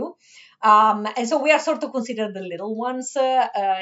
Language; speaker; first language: English; non-native, fluent; Italian